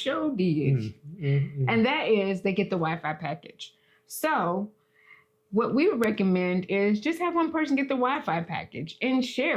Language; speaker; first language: English; native; English